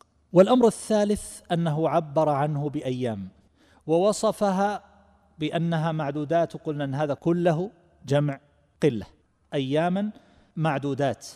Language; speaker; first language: Arabic; native; Arabic